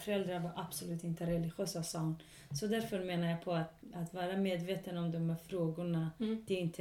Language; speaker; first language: Swedish; non-native, local second language; Kurdish